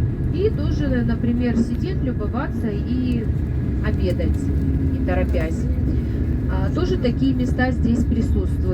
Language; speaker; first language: Russian; native; Russian